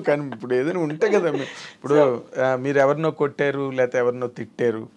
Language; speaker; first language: Telugu; native; Telugu